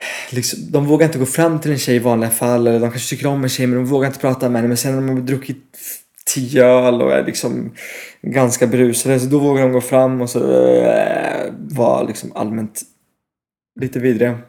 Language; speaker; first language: Swedish; non-native, fluent; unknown